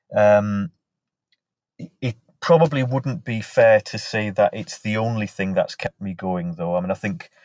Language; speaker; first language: English; native; English